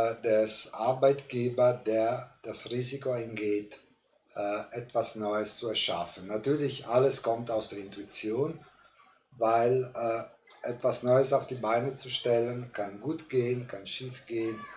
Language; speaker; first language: German; non-native, fluent; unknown